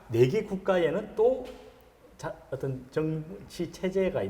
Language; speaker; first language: Korean; native; Korean